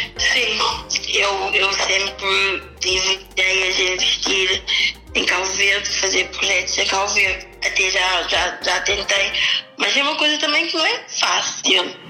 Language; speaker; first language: Portuguese; early bilingual, other home language; Kabuverdianu